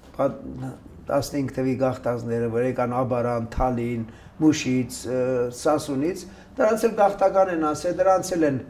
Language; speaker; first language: Armenian; early bilingual, other home language; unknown